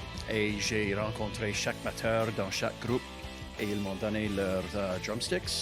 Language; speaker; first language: French; non-native, local second language; English